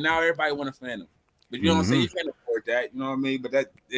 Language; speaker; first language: English; native; English